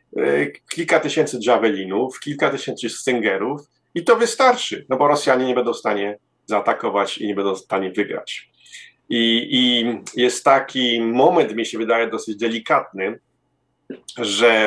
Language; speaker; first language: Polish; early bilingual, heritage; Polish